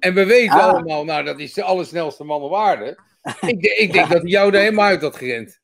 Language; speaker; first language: Dutch; native; Dutch